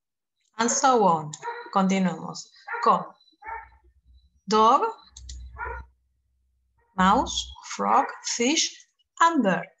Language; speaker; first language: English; non-native, fluent; Spanish